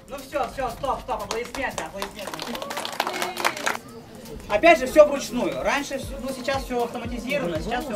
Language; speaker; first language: Russian; native; Russian